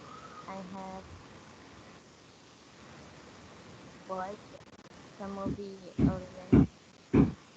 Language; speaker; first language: English; non-native, learner; Indonesian